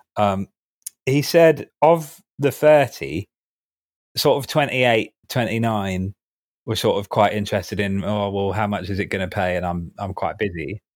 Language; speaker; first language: English; native; English